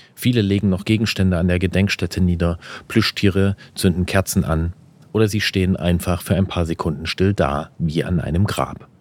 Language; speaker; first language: German; native; German